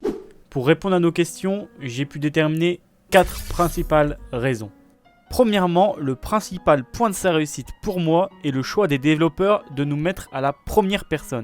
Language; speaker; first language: French; native; French